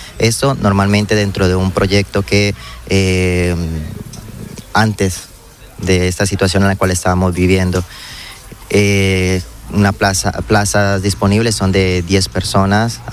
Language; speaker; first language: Spanish; native; Spanish